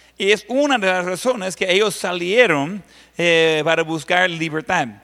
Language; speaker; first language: Spanish; non-native, fluent; English